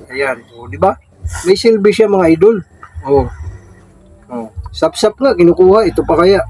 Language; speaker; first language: Filipino; native; Filipino